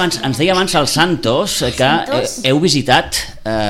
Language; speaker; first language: Catalan; native; Catalan